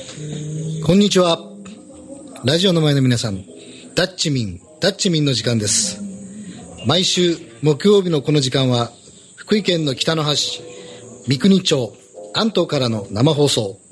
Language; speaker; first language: Japanese; native; Japanese